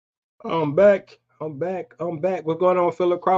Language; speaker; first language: English; native; English